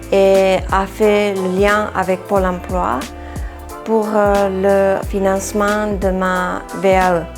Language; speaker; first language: French; non-native, fluent; Serbian